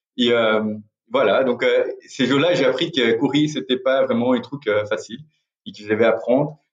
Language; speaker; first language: French; non-native, fluent; Portuguese